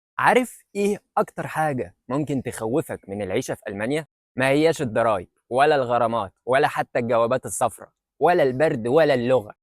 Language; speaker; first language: Egyptian Arabic; non-native, fluent; Russian